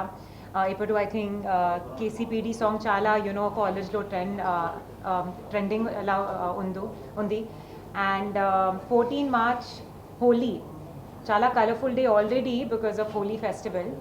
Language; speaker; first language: Telugu; non-native, learner; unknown